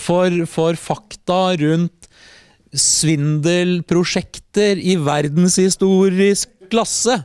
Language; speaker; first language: Norwegian; native; Norwegian